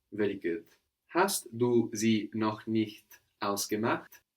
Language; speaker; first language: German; non-native, fluent; English